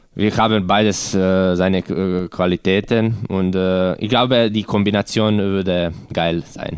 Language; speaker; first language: German; non-native, learner; Croatian